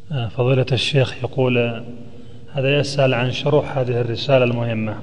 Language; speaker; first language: Arabic; native; Arabic